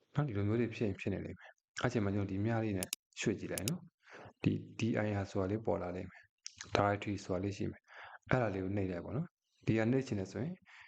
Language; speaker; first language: Burmese; native; Burmese